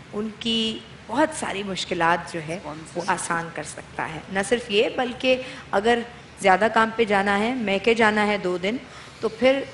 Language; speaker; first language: Urdu; native; Urdu